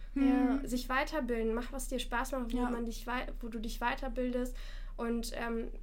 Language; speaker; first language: German; non-native, fluent; Russian